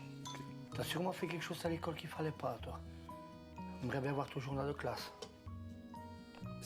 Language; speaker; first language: French; native; French